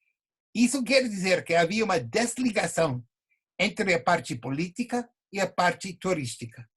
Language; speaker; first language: Portuguese; non-native, fluent; English